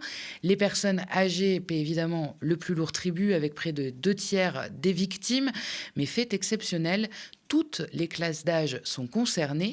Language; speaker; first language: French; native; French